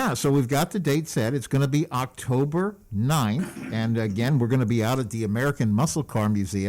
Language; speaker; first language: English; native; English